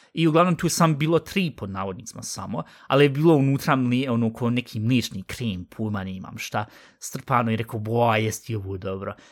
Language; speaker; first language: Bosnian; early bilingual, heritage; Bosnian